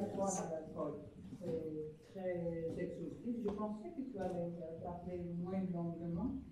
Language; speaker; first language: French; non-native, fluent; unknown